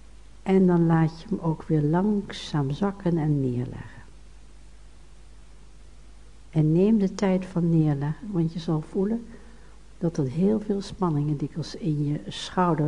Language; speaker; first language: Dutch; native; Dutch